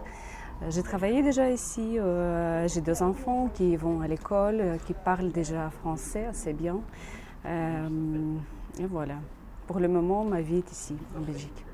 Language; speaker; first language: French; non-native, learner; Russian